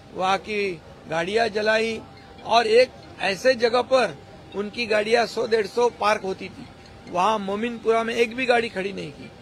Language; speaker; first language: Hindi; non-native, local second language; Marathi